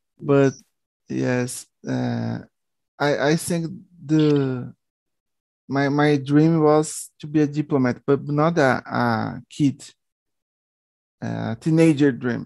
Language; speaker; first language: English; non-native, learner; Portuguese